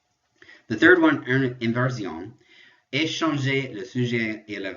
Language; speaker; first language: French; non-native, fluent; English